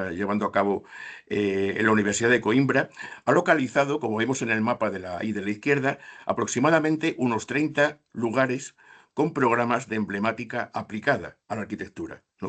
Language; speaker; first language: Spanish; native; Spanish